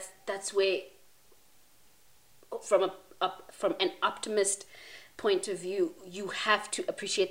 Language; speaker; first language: English; non-native, local second language; Tswana